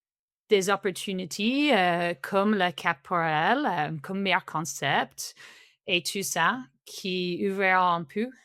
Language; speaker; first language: French; non-native, fluent; English